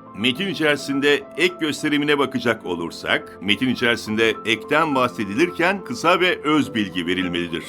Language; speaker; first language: Turkish; native; Turkish